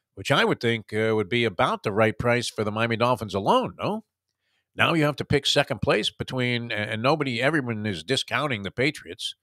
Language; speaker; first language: English; native; English